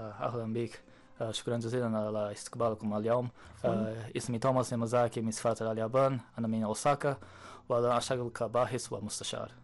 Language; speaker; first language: Arabic; non-native, learner; Japanese